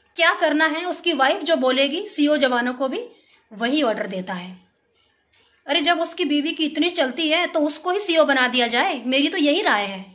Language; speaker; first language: Hindi; native; Hindi